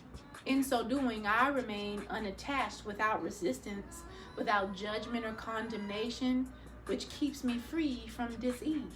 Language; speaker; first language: English; native; English